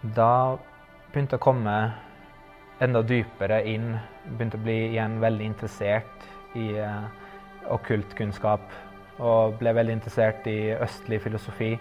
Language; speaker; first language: Norwegian; early bilingual, other home language; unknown